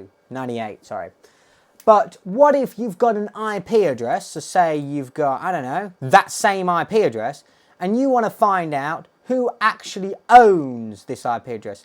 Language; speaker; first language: English; native; English